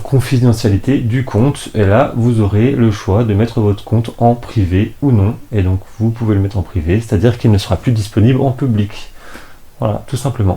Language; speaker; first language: French; native; French